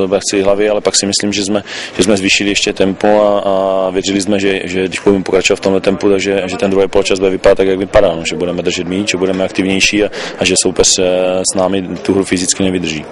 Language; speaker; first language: Czech; native; Czech